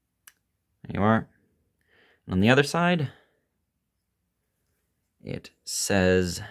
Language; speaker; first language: English; native; English